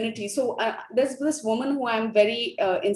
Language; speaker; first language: English; non-native, local second language; Hindi